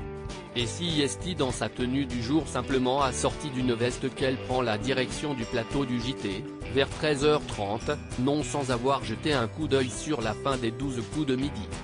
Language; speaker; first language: French; native; French